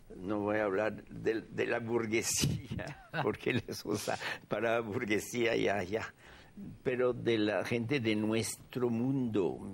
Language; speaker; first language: Spanish; non-native, fluent; French